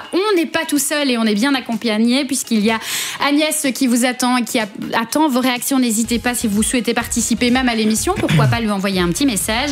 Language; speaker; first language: French; native; French